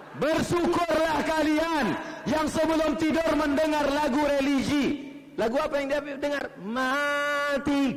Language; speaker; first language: Indonesian; native; Indonesian